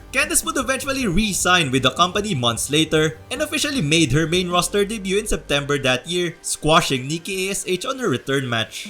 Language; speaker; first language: English; native; English